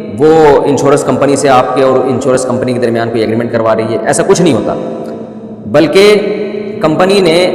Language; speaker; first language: Urdu; native; Urdu